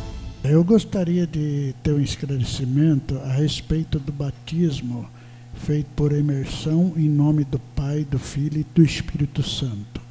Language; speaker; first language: Portuguese; non-native, learner; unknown